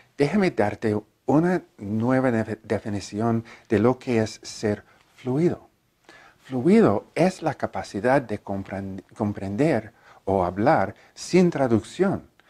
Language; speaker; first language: Spanish; non-native, learner; English